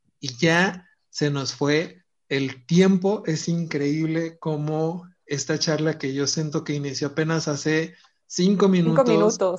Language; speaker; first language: Spanish; native; Spanish